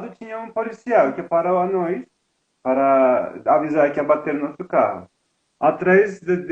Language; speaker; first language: Portuguese; non-native, learner; Turkish